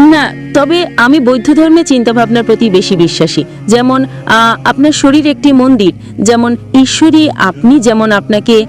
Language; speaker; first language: Bangla; non-native, fluent; Italian